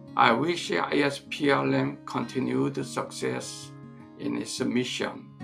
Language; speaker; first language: English; non-native, fluent; Korean